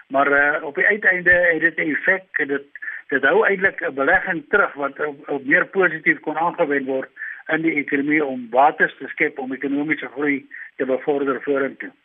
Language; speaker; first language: Afrikaans; native; Afrikaans